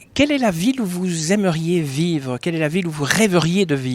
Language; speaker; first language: French; native; French